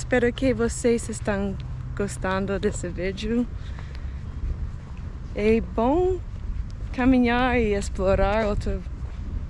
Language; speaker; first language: Portuguese; non-native, fluent; English